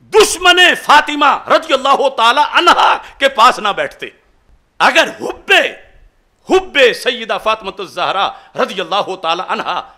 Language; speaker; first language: Urdu; non-native, local second language; Punjabi